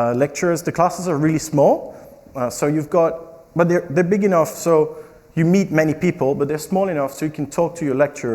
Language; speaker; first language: English; non-native, fluent; French